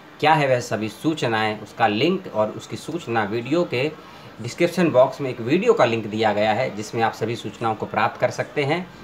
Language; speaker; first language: Hindi; native; Hindi